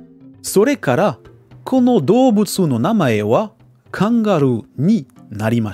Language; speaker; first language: Japanese; non-native, learner; French